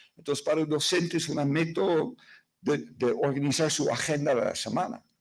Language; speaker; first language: Spanish; non-native, fluent; Dutch